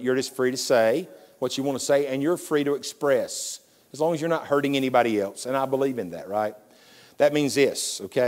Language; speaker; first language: English; native; English